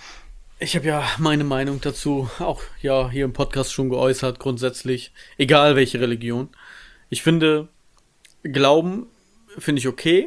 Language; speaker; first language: German; native; German